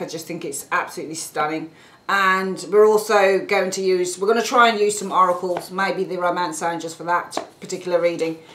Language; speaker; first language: English; native; English